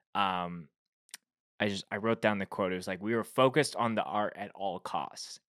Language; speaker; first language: English; native; English